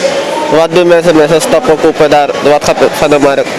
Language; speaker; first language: Dutch; non-native, local second language; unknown